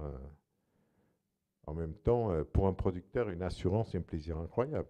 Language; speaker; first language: French; non-native, fluent; Portuguese